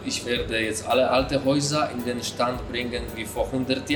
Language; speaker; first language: German; non-native, fluent; Polish